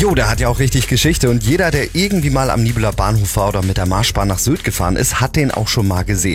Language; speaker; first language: German; native; German